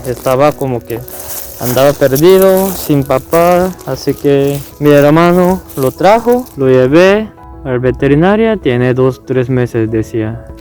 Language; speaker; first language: Spanish; non-native, fluent; Korean